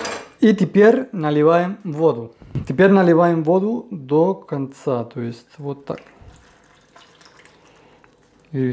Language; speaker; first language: Russian; non-native, fluent; Spanish